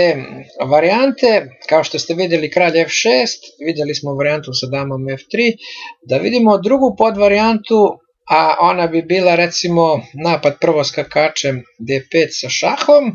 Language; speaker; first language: Serbian; native; Serbian